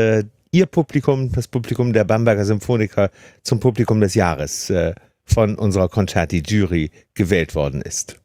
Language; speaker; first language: German; native; German